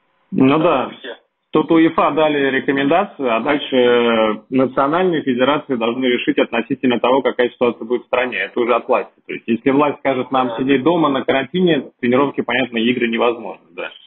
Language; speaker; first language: Russian; native; Russian